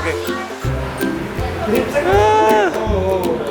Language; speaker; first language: English; non-native, learner; Korean